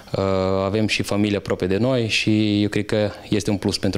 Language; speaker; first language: Romanian; non-native, fluent; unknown